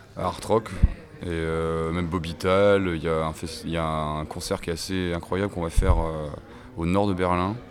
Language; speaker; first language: French; native; French